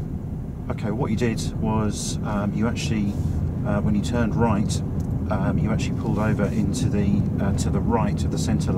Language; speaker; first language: English; native; English